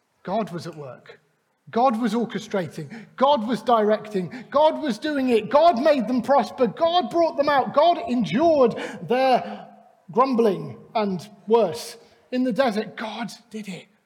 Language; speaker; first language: English; native; English